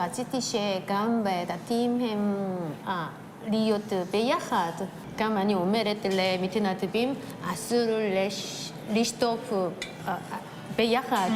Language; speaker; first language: Hebrew; non-native, learner; Korean